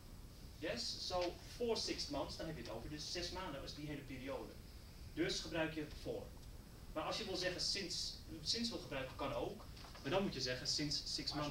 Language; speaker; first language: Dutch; non-native, fluent; English